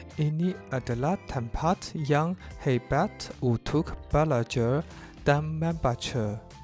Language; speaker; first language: Malay; non-native, learner; Chinese